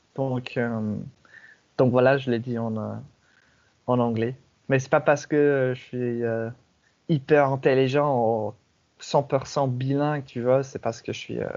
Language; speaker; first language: French; non-native, fluent; English